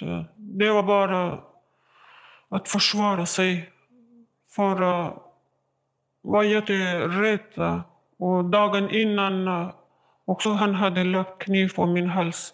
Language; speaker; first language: Swedish; non-native, learner; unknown